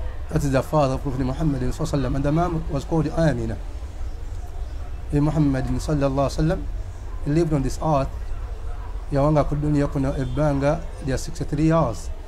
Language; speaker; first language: English; non-native, local second language; Ganda